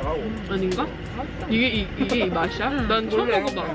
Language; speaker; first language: Korean; early bilingual, heritage; English